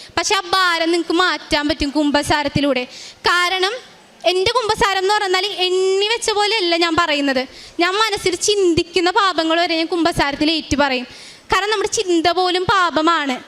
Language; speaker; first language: Malayalam; native; Malayalam